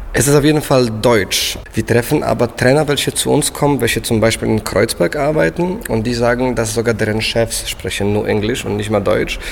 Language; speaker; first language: German; non-native, fluent; Polish